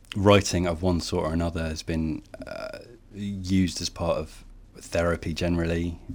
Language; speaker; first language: English; native; English